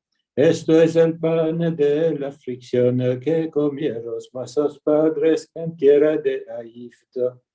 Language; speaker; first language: Spanish; early bilingual, heritage; Ladino